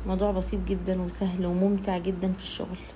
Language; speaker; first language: Arabic; native; Arabic